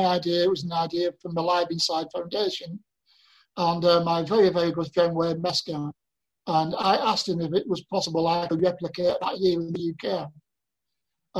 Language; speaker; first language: English; native; English